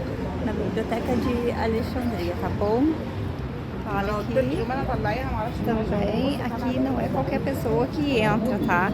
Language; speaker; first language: Portuguese; native; Portuguese